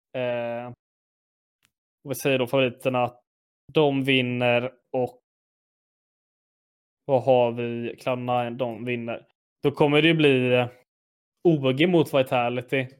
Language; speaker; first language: Swedish; native; Swedish